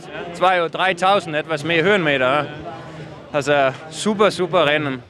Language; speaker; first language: German; non-native, learner; Danish